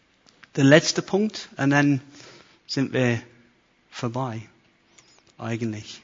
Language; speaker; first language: German; non-native, fluent; English